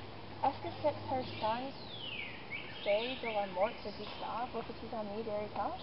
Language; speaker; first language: French; non-native, learner; English